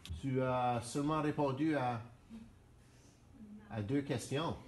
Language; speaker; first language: French; non-native, learner; English